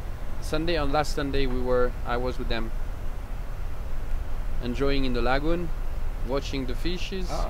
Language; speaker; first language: English; non-native, fluent; French